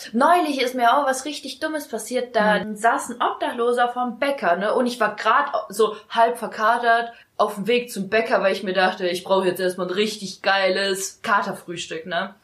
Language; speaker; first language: German; early bilingual, other home language; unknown